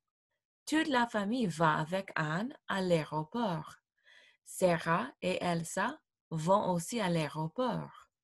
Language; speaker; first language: French; non-native, fluent; English